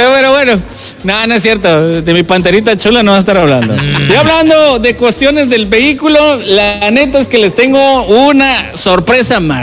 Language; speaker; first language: Spanish; native; Spanish